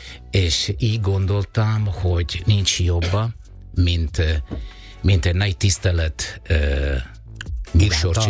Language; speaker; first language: Hungarian; non-native, fluent; Italian